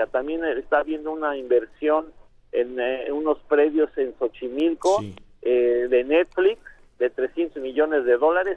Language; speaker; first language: Spanish; native; Spanish